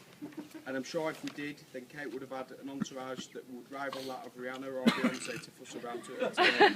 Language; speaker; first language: English; native; English